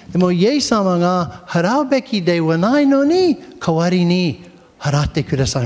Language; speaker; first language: Japanese; non-native, fluent; English